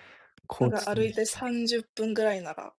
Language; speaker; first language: Japanese; non-native, fluent; Korean